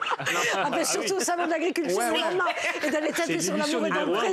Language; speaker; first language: French; native; French